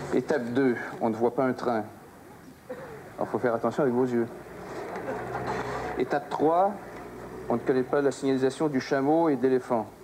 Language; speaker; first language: French; native; French